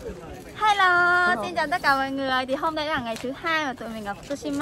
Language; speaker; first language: Vietnamese; native; Vietnamese